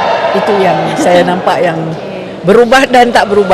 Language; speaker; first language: Malay; native; Malay